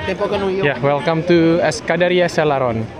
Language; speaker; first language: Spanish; non-native, learner; Indonesian